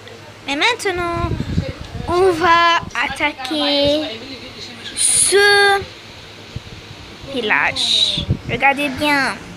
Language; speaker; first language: French; non-native, learner; Arabic